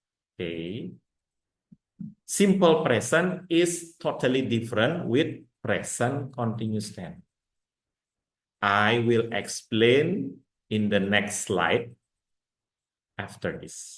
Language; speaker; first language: English; non-native, fluent; Indonesian